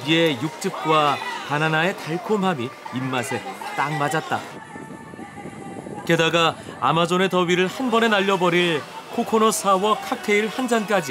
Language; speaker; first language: Korean; native; Korean